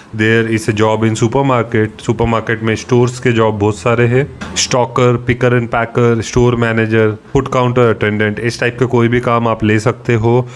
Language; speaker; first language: Hindi; native; Hindi